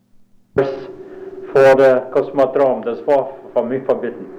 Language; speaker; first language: German; early bilingual, heritage; German